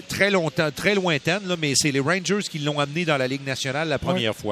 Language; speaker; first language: French; native; French